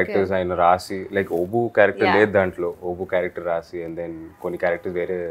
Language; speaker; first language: Telugu; native; Telugu